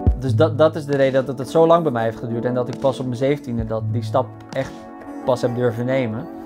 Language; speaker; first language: Dutch; early bilingual, other home language; Bosnian